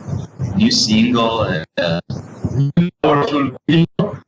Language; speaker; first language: English; non-native, learner; Italian